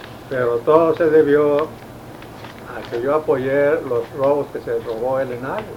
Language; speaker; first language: Spanish; native; Spanish